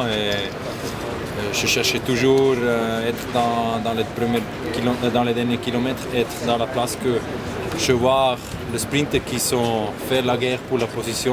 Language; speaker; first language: French; non-native, local second language; German